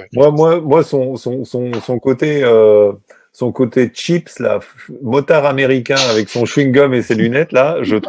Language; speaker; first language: French; native; French